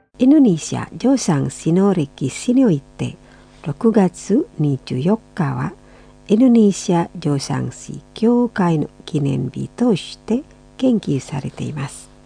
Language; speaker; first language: Japanese; non-native, fluent; Indonesian